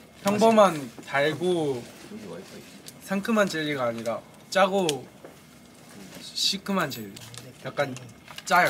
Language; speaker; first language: Korean; non-native, fluent; Japanese